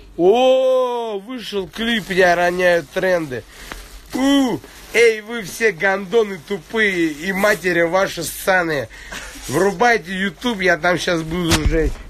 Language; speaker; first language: Russian; native; Russian